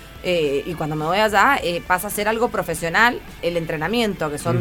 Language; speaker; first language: Spanish; native; Spanish